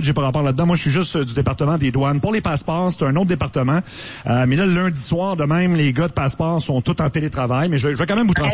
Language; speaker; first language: French; native; French